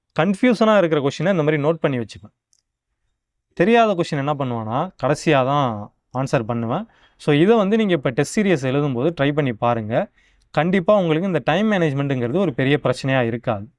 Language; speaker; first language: Tamil; native; Tamil